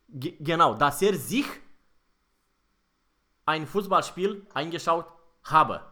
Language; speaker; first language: German; non-native, fluent; Romanian